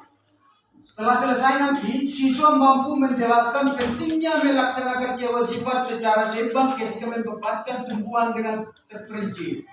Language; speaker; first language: Indonesian; native; Indonesian